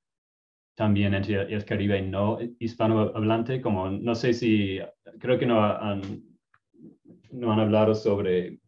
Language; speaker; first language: Spanish; non-native, fluent; English